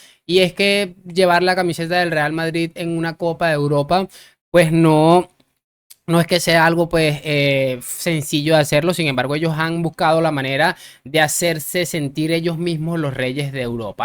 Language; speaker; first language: Spanish; native; Spanish